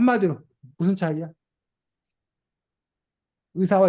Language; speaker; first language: Korean; native; Korean